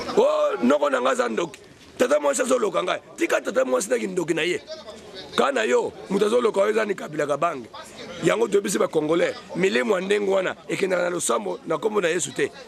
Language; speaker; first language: Lingala; native; Lingala